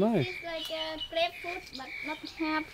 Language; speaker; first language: English; non-native, learner; Thai